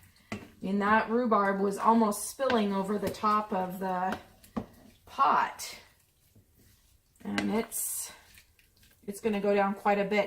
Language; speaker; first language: English; native; English